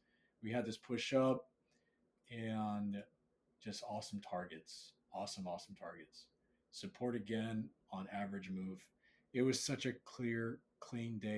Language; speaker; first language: English; native; English